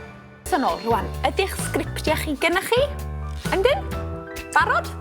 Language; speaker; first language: Welsh; native; Welsh